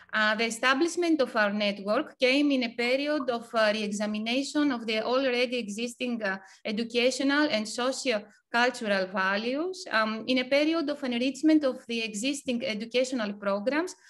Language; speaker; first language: English; non-native, fluent; Ukrainian